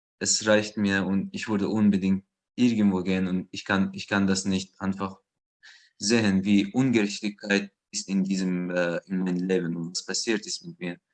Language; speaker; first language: German; non-native, learner; Persian